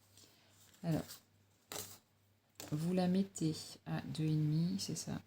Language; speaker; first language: French; native; French